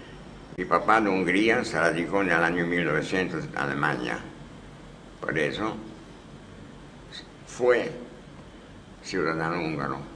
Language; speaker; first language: Spanish; non-native, fluent; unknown